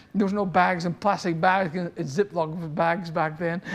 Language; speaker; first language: English; native; English